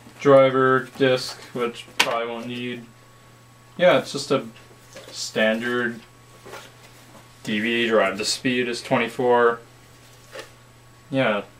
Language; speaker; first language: English; native; English